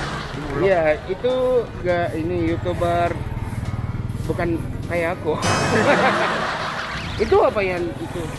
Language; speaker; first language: Indonesian; non-native, learner; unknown